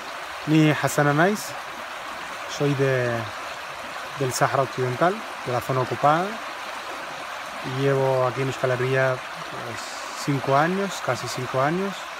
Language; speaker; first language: Spanish; non-native, fluent; Arabic